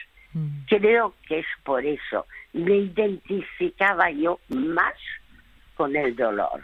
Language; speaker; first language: Spanish; early bilingual, other home language; French